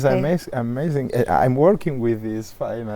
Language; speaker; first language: English; non-native, learner; Spanish